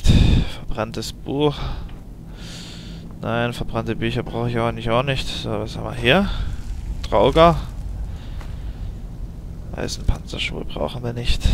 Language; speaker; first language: German; native; German